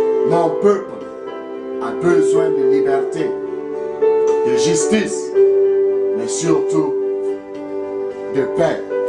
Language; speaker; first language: French; non-native, local second language; Mossi